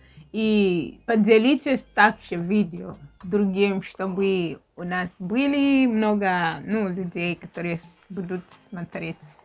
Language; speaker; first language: Russian; non-native, learner; English